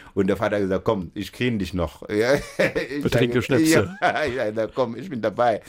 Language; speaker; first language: German; non-native, fluent; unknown